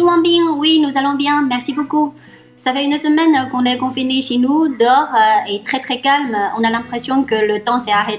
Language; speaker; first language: French; non-native, fluent; Chinese